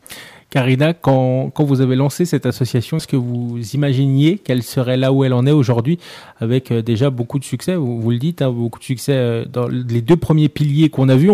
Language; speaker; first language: French; native; French